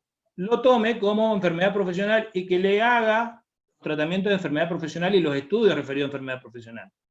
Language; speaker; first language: Spanish; native; Spanish